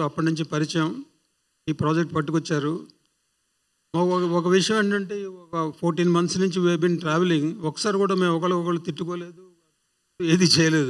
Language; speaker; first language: Telugu; native; Telugu